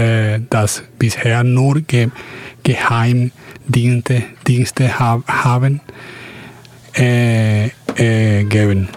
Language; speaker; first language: German; non-native, fluent; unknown